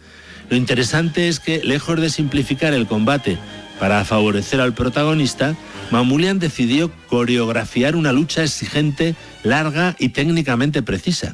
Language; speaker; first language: Spanish; native; Spanish